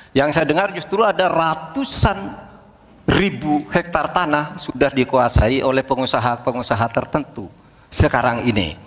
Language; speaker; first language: Indonesian; native; Indonesian